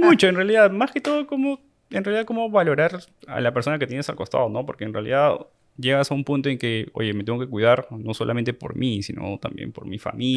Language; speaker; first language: Spanish; native; Spanish